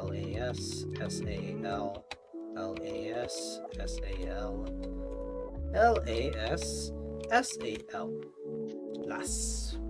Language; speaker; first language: Spanish; non-native, learner; English